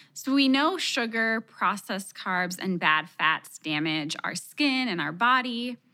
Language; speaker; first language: English; early bilingual, other home language; Spanish